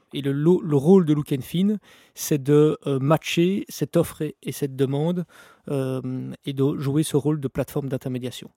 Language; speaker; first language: French; native; French